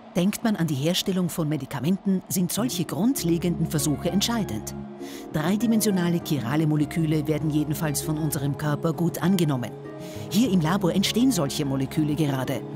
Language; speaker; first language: German; native; German